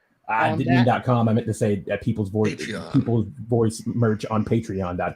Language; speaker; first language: English; native; English